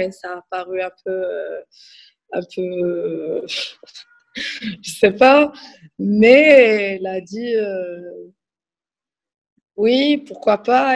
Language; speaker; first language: French; non-native, local second language; Arabic